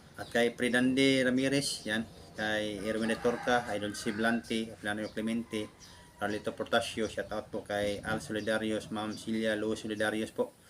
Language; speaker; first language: Filipino; non-native, local second language; Cebuano